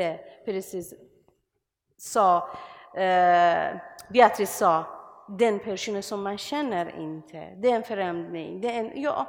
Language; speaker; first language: Swedish; non-native, learner; Persian